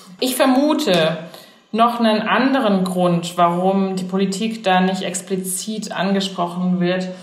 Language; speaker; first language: German; early bilingual, other home language; Chinese